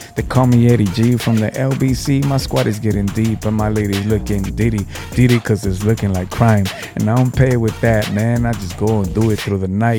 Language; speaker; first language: English; early bilingual, other home language; Spanish